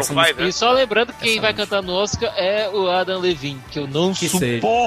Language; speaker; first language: Portuguese; native; Portuguese